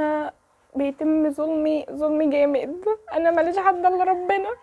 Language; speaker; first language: Arabic; native; Arabic